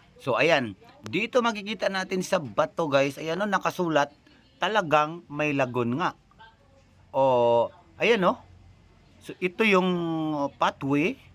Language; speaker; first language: Filipino; non-native, local second language; Cebuano